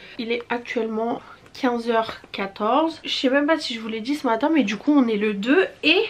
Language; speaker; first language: French; early bilingual, other home language; Portuguese